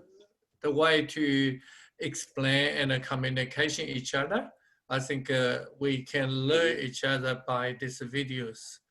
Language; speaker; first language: English; non-native, fluent; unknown